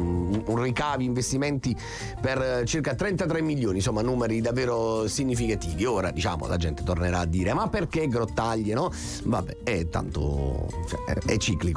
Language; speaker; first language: Italian; native; Italian